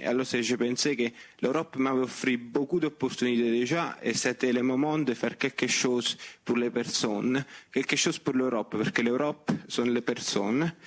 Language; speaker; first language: French; non-native, fluent; Italian